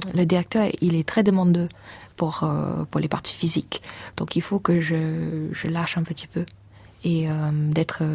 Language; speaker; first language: French; non-native, fluent; English